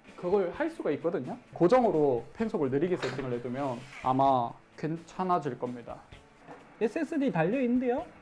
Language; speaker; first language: Korean; native; Korean